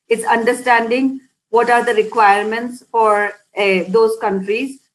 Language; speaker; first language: English; non-native, local second language; Hindi